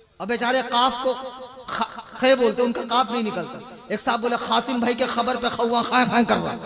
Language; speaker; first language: Urdu; native; Urdu